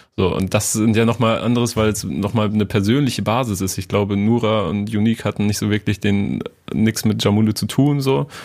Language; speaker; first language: German; native; German